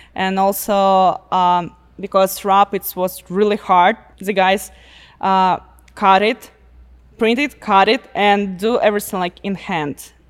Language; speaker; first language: English; non-native, learner; Russian